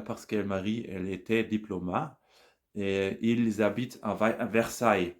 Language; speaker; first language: French; non-native, learner; German